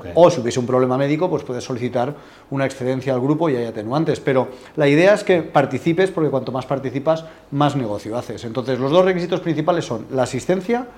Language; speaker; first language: Spanish; native; Spanish